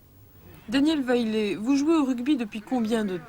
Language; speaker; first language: French; native; French